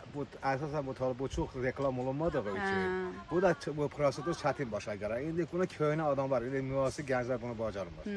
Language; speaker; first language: Azerbaijani; non-native, local second language; Talysh